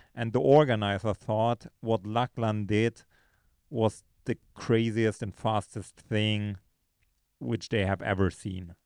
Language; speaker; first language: English; non-native, fluent; German